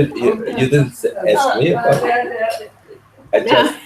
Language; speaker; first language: English; non-native, learner; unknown